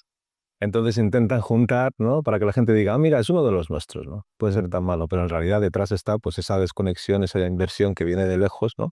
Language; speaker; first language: Spanish; native; Spanish